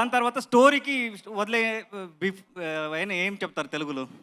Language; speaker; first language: Telugu; non-native, learner; Kannada